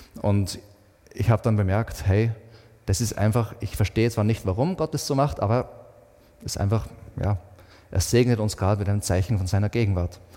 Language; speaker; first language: German; native; German